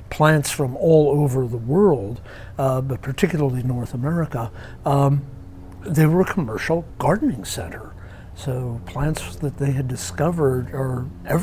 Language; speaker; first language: English; native; English